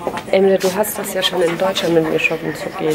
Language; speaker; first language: German; early bilingual, other home language; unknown